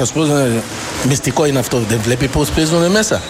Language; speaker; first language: Greek; non-native, local second language; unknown